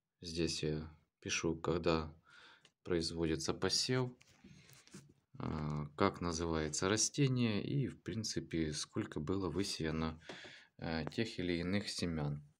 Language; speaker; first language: Russian; native; Russian